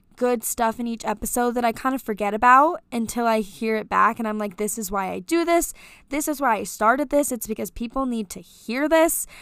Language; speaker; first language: English; native; English